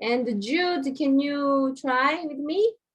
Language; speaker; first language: English; non-native, fluent; Korean